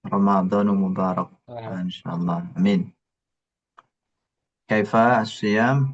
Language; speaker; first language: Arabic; non-native, learner; Indonesian